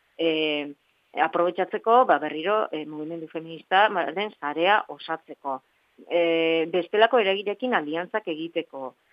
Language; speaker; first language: Basque; native; Basque